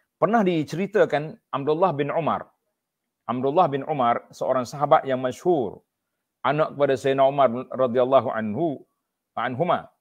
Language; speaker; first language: Malay; native; Malay